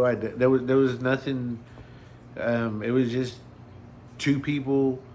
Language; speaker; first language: English; native; English